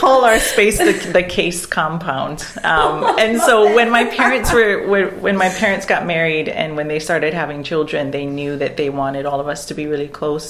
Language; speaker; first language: English; native; English